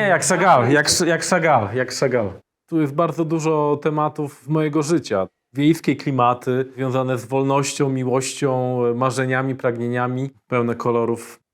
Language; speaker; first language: Polish; native; Polish